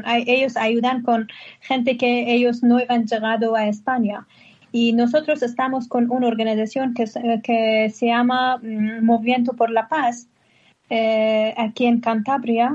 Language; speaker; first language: Spanish; non-native, learner; Persian